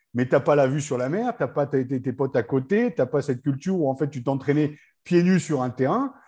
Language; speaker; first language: French; native; French